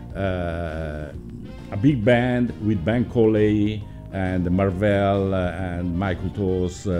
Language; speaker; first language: English; non-native, learner; Italian